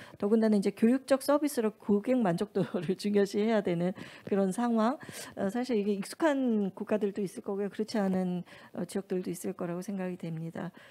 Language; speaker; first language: Korean; native; Korean